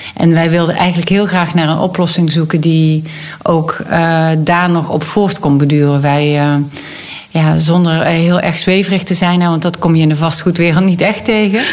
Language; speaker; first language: Dutch; native; Dutch